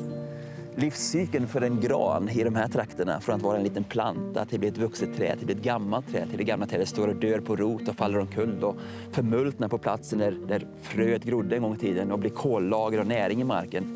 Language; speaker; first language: Swedish; native; Swedish